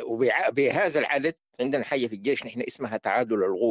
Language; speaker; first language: Arabic; native; Arabic